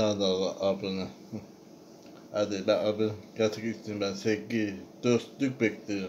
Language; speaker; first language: Turkish; non-native, learner; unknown